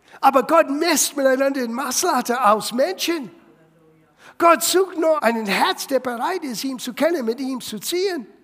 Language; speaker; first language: German; non-native, fluent; English